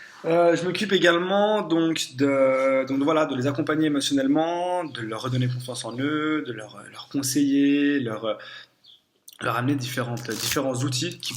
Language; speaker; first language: French; native; French